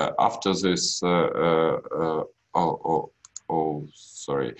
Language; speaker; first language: English; non-native, learner; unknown